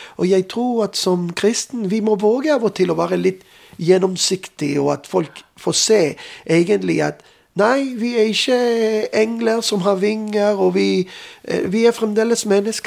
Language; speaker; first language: Norwegian; non-native, fluent; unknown